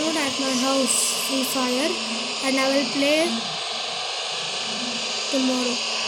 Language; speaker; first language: English; non-native, learner; Hindi